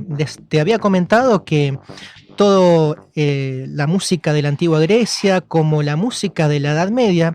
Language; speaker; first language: Spanish; native; Spanish